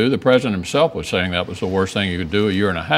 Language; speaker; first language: English; native; English